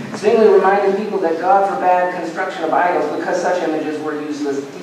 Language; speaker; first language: English; native; English